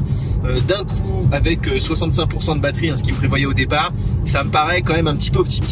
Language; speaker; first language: French; native; French